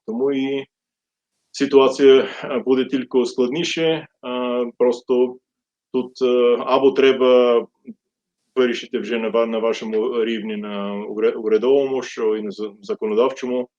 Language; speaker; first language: Ukrainian; non-native, fluent; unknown